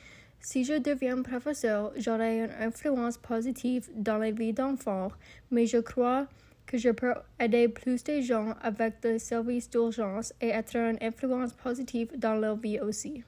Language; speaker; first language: French; non-native, local second language; English